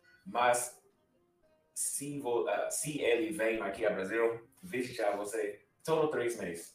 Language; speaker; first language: Portuguese; non-native, learner; English